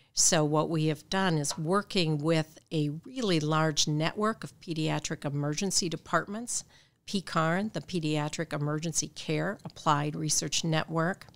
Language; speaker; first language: English; native; English